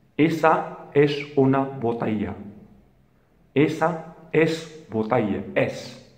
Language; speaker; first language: Spanish; non-native, fluent; Arabic